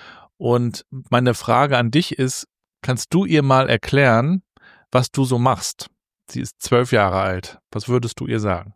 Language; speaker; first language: German; native; German